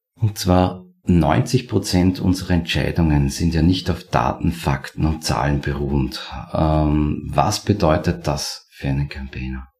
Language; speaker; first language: German; native; German